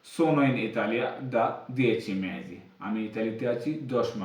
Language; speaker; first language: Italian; non-native, learner; Bangla